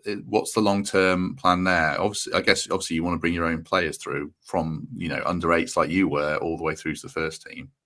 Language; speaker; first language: English; native; English